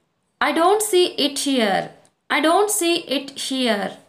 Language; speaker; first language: English; non-native, local second language; Kannada